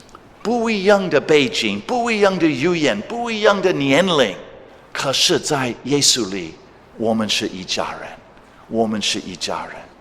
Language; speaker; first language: Chinese; non-native, fluent; English